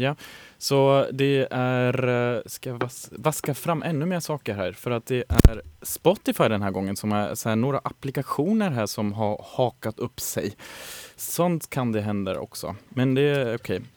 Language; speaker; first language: Swedish; native; Swedish